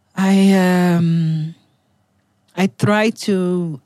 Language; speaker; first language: English; non-native, fluent; Dutch